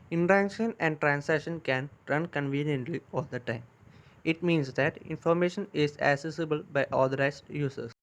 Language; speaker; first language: English; non-native, local second language; Malayalam